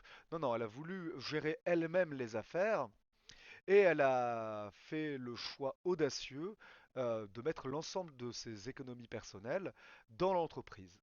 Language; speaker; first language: French; native; French